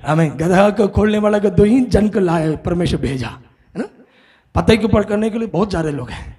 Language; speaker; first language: Hindi; non-native, local second language; Tamil